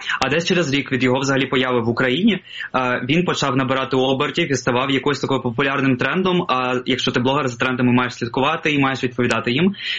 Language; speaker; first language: Ukrainian; non-native, local second language; Russian